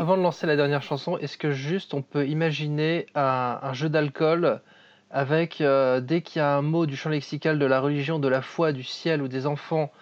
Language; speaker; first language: French; native; French